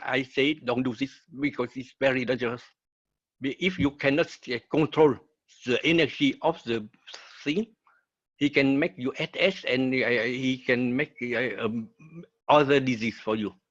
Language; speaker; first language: English; non-native, learner; Vietnamese